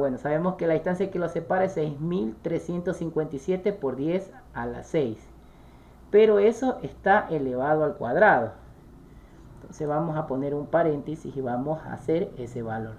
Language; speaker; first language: Spanish; native; Spanish